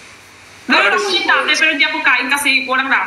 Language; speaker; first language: Filipino; non-native, local second language; Cebuano